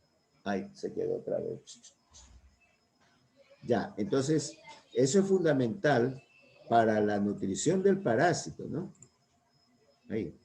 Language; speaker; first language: Spanish; native; Spanish